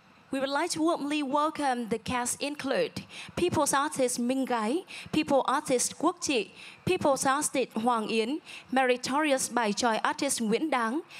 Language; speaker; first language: English; non-native, fluent; Vietnamese